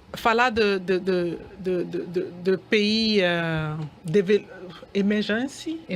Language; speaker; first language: Portuguese; non-native, learner; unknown